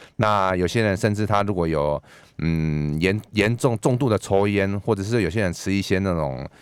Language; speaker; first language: Chinese; native; Chinese